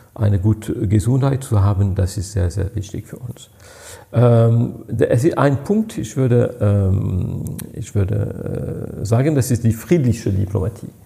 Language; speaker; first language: German; non-native, fluent; French